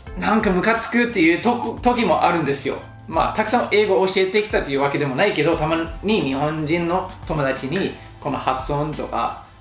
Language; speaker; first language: Japanese; non-native, fluent; English